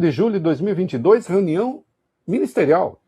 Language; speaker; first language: Portuguese; native; Portuguese